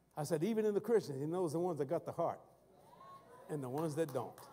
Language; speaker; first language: English; native; English